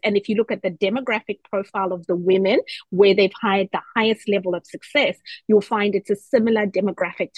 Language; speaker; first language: English; non-native, local second language; Shona